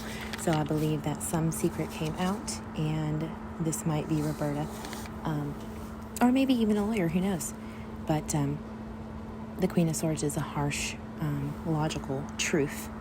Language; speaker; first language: English; native; English